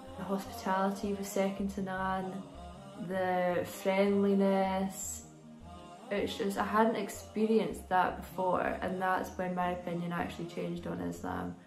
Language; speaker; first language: English; native; English